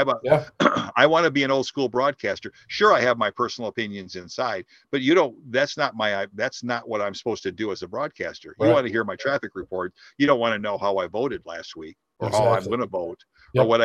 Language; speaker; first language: English; native; English